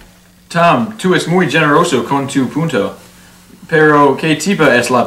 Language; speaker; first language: Spanish; non-native, learner; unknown